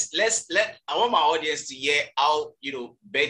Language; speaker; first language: English; non-native, local second language; Yoruba